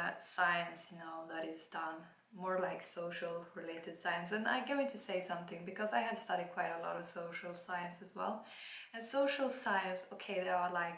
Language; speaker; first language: English; non-native, fluent; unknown